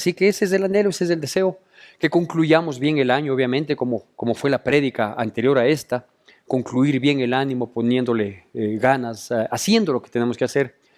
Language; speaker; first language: Spanish; native; Spanish